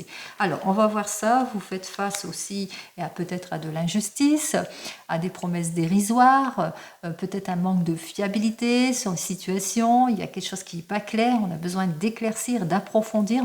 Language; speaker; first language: French; native; French